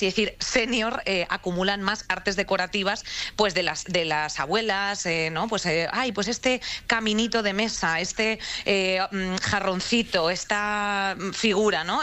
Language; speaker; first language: Spanish; native; Spanish